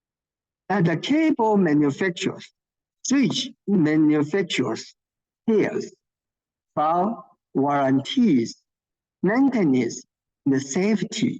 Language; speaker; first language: English; non-native, fluent; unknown